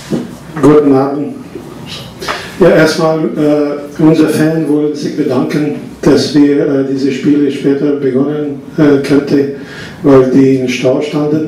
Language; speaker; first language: German; non-native, fluent; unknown